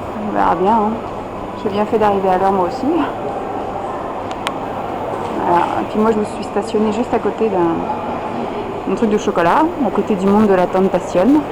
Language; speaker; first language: French; native; French